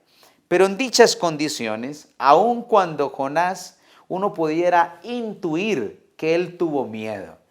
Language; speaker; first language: Spanish; native; Spanish